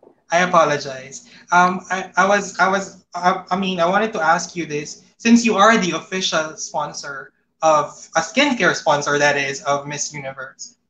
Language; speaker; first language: English; non-native, local second language; Filipino